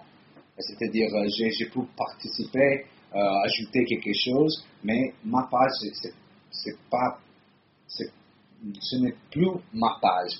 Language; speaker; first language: French; non-native, fluent; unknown